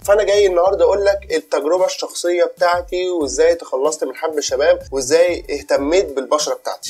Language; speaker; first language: Arabic; native; Arabic